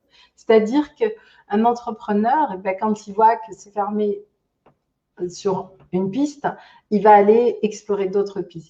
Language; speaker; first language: French; native; French